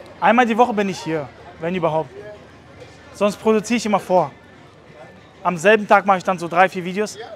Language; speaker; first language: German; early bilingual, other home language; Russian